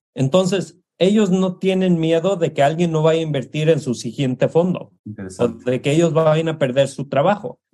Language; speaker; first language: Spanish; early bilingual, heritage; Spanish